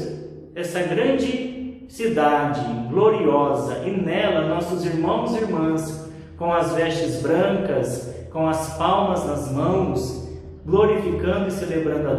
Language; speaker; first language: Portuguese; native; Portuguese